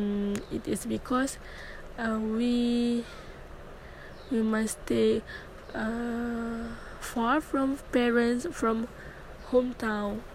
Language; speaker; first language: English; non-native, learner; Malay